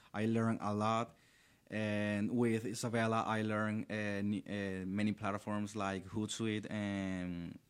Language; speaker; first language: English; non-native, learner; Spanish